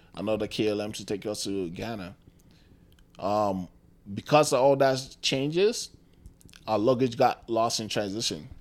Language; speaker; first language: English; non-native, local second language; Akan